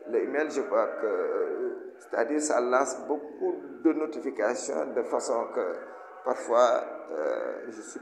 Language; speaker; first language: French; non-native, local second language; Wolof